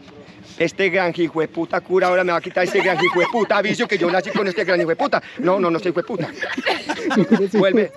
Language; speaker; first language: Spanish; native; Spanish